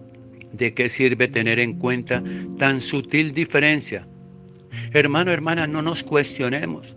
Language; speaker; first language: Spanish; native; Spanish